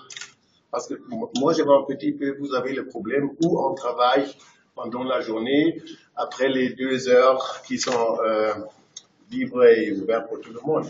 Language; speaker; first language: French; non-native, fluent; German